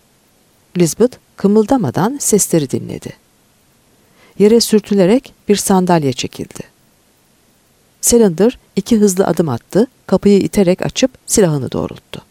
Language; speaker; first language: Turkish; native; Turkish